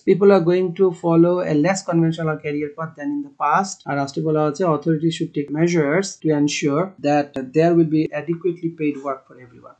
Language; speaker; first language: English; non-native, local second language; Bangla